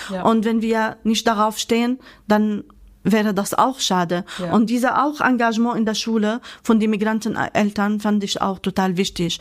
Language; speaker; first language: German; non-native, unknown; Arabic